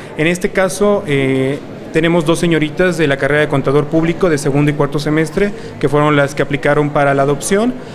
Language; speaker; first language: Spanish; native; Spanish